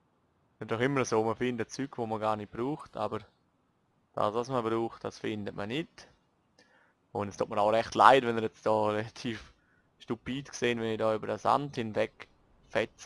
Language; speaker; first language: German; native; German